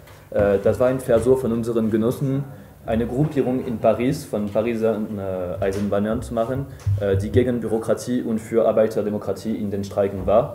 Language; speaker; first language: German; non-native, fluent; French